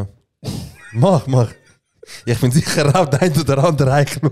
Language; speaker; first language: German; native; German